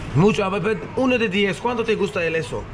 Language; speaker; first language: Spanish; non-native, learner; Swedish